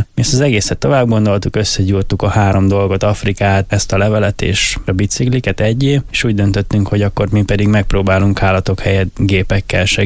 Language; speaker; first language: Hungarian; native; Hungarian